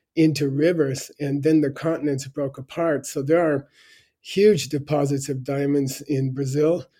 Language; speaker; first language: English; native; English